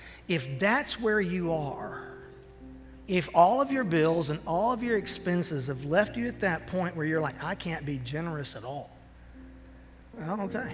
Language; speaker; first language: English; native; English